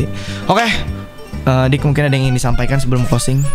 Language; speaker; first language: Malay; non-native, local second language; Sundanese